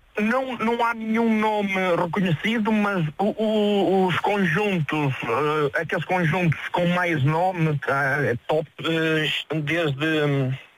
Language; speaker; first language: Portuguese; native; Portuguese